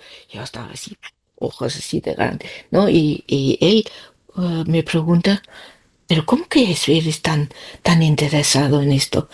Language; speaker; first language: Spanish; non-native, learner; Danish